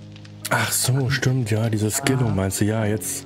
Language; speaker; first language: German; native; German